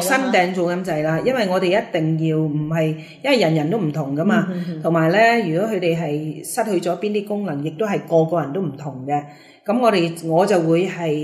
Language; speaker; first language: Cantonese; native; Cantonese